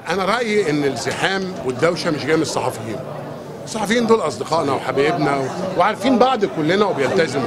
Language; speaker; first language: Arabic; native; Arabic